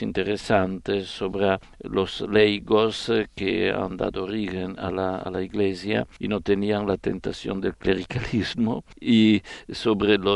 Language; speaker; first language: Spanish; non-native, fluent; Italian